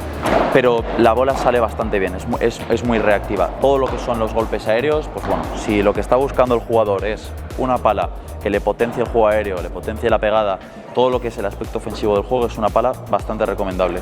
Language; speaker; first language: Spanish; native; Spanish